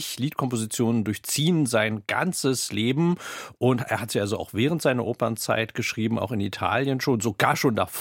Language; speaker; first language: German; native; German